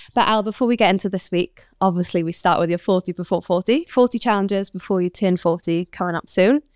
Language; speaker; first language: English; native; English